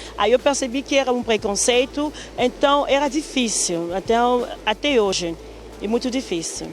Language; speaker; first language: Portuguese; non-native, fluent; Lingala